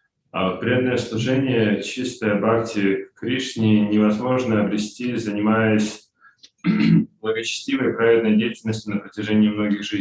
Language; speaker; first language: Russian; native; Russian